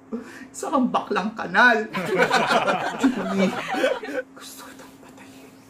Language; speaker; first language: Filipino; native; Filipino